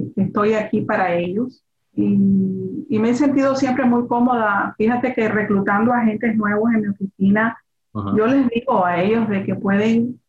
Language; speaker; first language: Spanish; native; Spanish